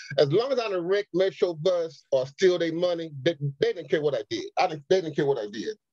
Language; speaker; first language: English; native; English